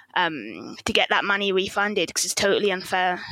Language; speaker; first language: English; native; English